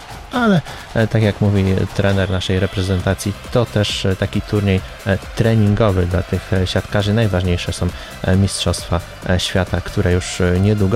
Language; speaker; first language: Polish; native; Polish